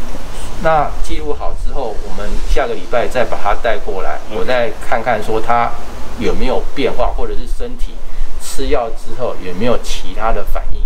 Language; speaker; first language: Chinese; native; Chinese